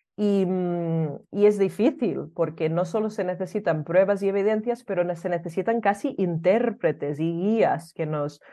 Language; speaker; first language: Spanish; early bilingual, other home language; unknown